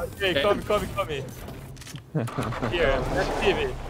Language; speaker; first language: English; non-native, learner; Portuguese